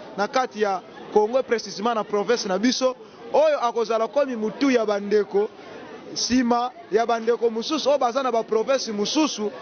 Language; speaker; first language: Lingala; non-native, local second language; Kongo